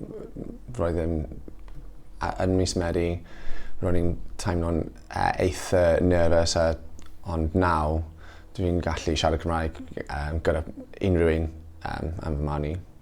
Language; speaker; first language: Welsh; non-native, local second language; English